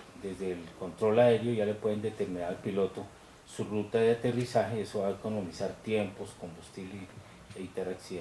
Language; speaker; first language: Spanish; native; Spanish